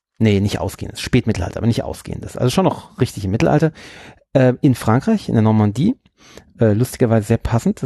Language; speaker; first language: German; native; German